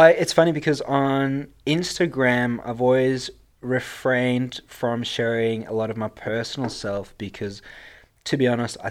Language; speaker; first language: English; native; English